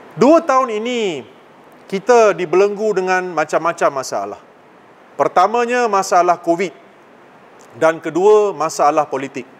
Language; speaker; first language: Malay; non-native, local second language; Tamil